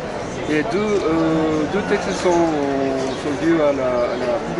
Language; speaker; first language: French; non-native, learner; Japanese